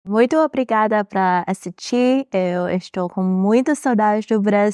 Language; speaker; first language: Portuguese; non-native, learner; Thai